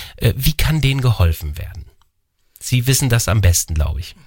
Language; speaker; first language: German; native; German